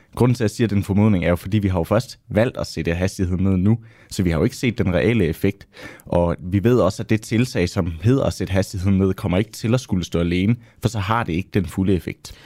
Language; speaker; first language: Danish; native; Danish